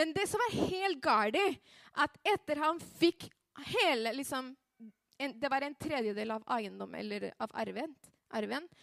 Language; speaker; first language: Norwegian; non-native, fluent; Spanish